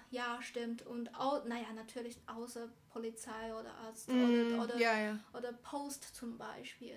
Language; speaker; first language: German; non-native, learner; Chinese